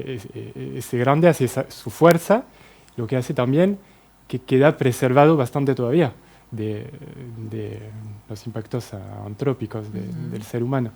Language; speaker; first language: Spanish; non-native, fluent; French